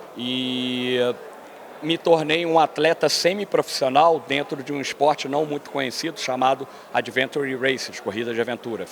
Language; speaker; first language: Portuguese; native; Portuguese